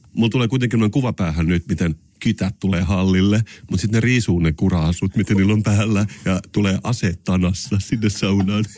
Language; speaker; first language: Finnish; non-native, local second language; Swedish